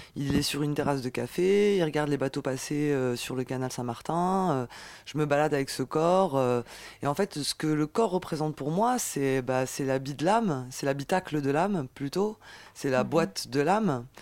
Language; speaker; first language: French; native; French